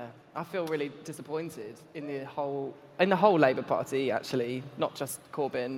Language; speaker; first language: English; native; English